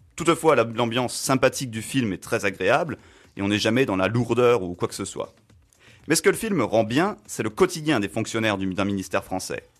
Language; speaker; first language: French; native; French